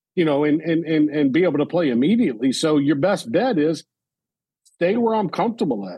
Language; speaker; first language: English; native; English